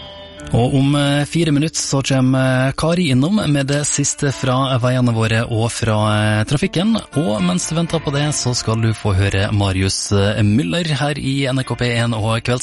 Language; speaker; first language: Norwegian; native; Norwegian